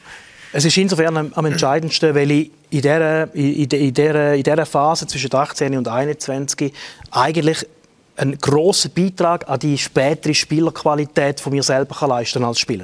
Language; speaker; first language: German; native; German